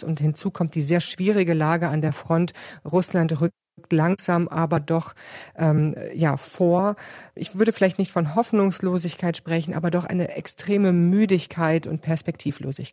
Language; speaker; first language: German; native; German